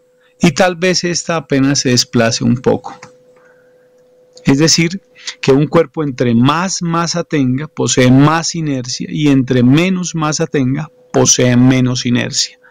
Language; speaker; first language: Spanish; native; Spanish